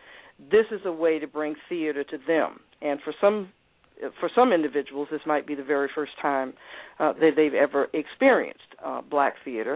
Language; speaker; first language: English; native; English